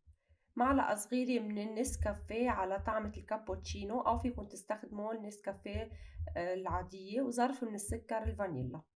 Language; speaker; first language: Arabic; native; Arabic